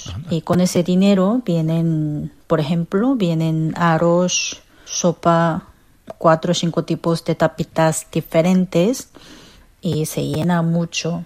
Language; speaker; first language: Spanish; non-native, fluent; Korean